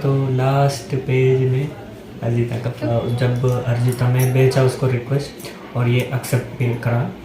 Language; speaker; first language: Hindi; non-native, local second language; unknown